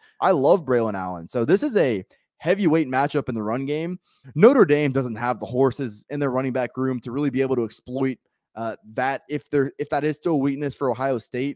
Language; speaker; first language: English; native; English